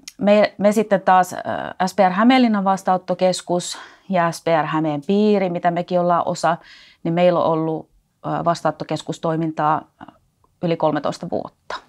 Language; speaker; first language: Finnish; native; Finnish